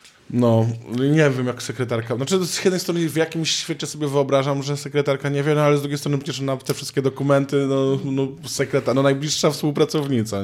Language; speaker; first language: Polish; native; Polish